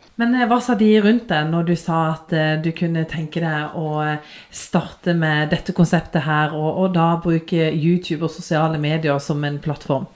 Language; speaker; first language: Norwegian; native; Norwegian